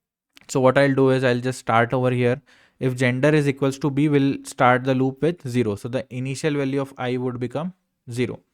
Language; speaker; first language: English; non-native, local second language; Hindi